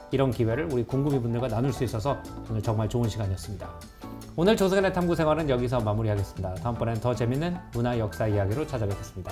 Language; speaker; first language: Korean; native; Korean